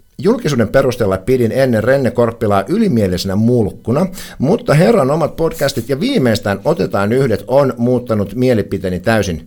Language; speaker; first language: Finnish; native; Finnish